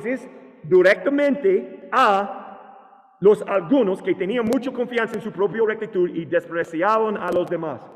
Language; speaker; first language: Spanish; non-native, learner; English